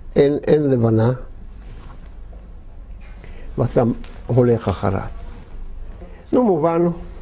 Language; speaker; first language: Hebrew; non-native, fluent; Yiddish